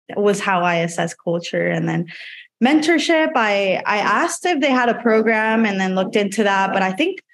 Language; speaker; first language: English; non-native, fluent; Spanish